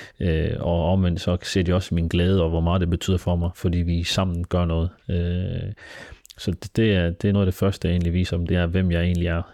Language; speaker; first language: Danish; early bilingual, other home language; Somali